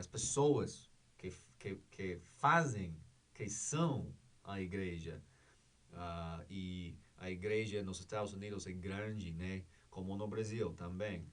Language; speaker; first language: Portuguese; non-native, learner; English